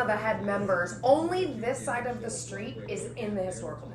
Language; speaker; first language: English; native; English